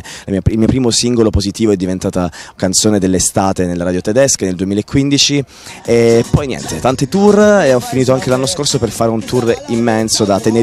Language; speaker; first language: Italian; native; Italian